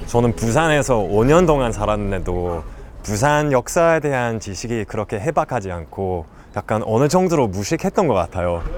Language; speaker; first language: Korean; non-native, fluent; English